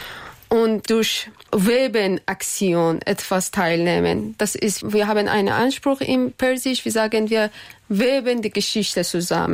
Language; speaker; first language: German; non-native, learner; Persian